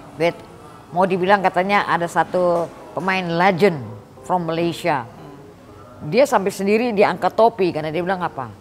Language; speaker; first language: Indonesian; early bilingual, heritage; Indonesian